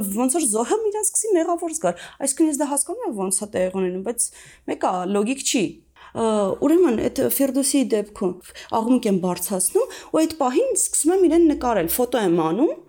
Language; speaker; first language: Armenian; native; Armenian